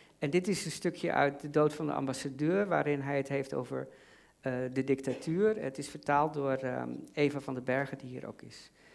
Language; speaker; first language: Dutch; native; Dutch